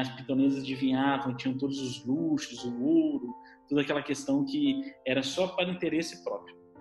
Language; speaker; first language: Portuguese; native; Portuguese